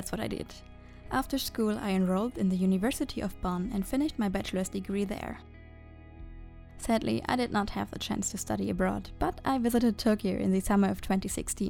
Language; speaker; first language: English; non-native, fluent; German